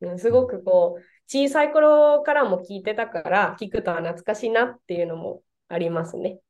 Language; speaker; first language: Japanese; non-native, fluent; Spanish